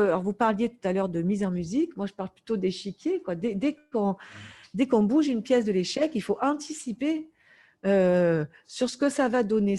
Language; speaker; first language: French; native; French